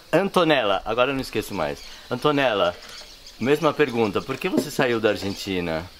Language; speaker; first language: Portuguese; native; Portuguese